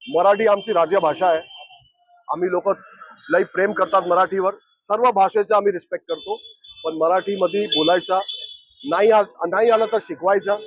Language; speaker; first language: Marathi; non-native, local second language; Hindi